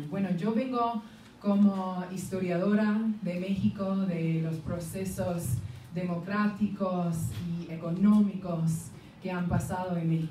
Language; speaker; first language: Spanish; non-native, fluent; English